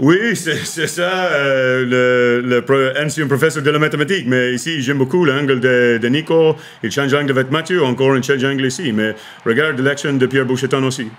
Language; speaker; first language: French; non-native, learner; English